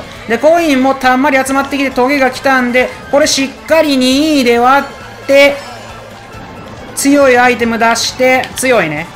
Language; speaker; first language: Japanese; native; Japanese